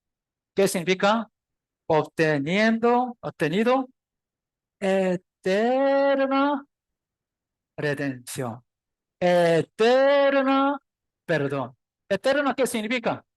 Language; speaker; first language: Spanish; non-native, learner; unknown